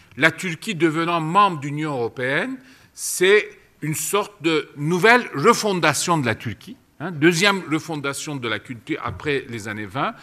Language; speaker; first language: French; non-native, fluent; Turkish